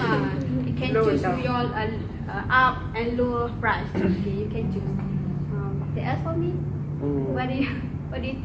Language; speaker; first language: English; non-native, learner; Malay